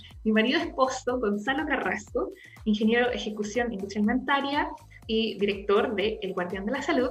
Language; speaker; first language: Spanish; native; Spanish